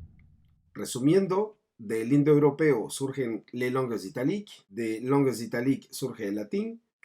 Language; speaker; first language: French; non-native, fluent; Spanish